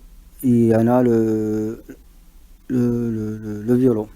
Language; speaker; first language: French; non-native, learner; Arabic